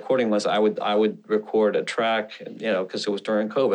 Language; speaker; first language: English; native; English